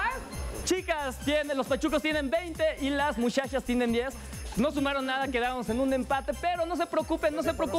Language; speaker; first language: Spanish; native; Spanish